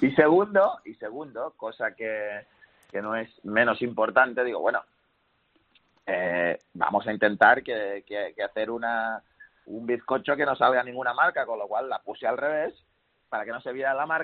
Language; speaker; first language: Spanish; native; Spanish